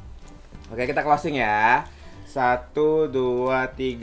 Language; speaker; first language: Indonesian; native; Indonesian